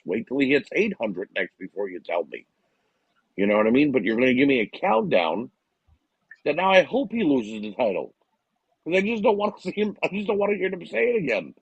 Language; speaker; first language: English; native; English